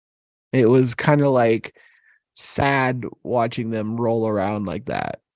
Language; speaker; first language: English; native; English